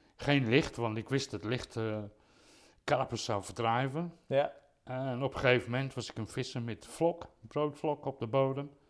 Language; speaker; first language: Dutch; non-native, fluent; English